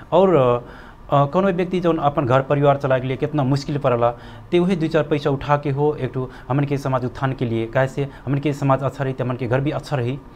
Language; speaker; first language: Bhojpuri; non-native, local second language; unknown